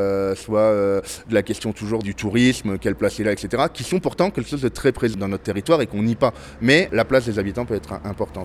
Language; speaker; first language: French; native; French